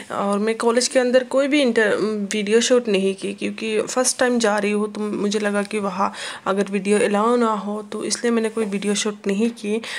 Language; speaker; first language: Hindi; non-native, local second language; Assamese